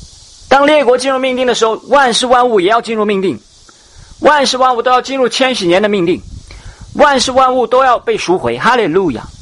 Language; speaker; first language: Chinese; native; Chinese